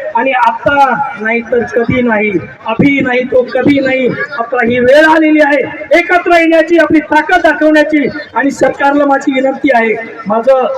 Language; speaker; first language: Marathi; non-native, local second language; Lambadi